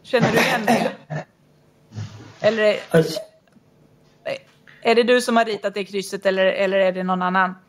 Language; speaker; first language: Swedish; native; Swedish